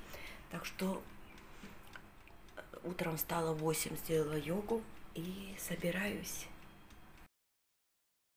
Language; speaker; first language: Russian; native; Russian